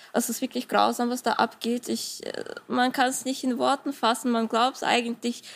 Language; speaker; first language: German; non-native, fluent; Ukrainian